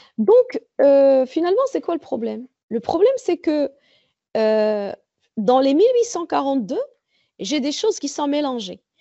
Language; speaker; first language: French; non-native, local second language; Arabic